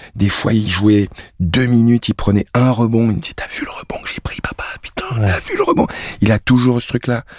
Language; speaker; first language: French; native; French